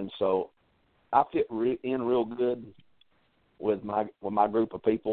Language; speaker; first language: English; native; English